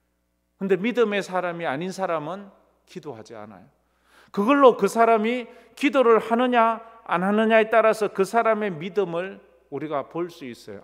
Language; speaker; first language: Korean; native; Korean